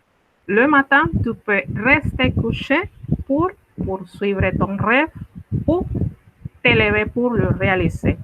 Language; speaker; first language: French; non-native, fluent; Spanish